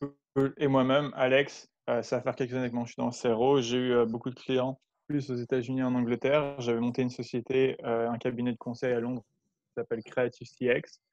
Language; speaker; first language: French; native; French